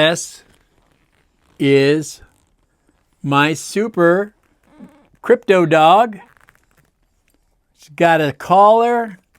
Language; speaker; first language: English; native; English